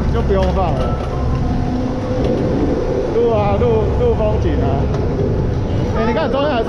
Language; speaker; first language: Chinese; native; Chinese